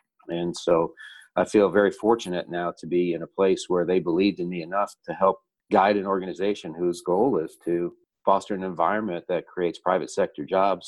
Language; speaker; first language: English; early bilingual, other home language; Italian